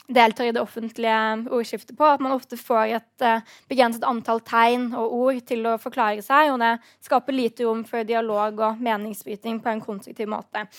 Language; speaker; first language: Norwegian; native; Norwegian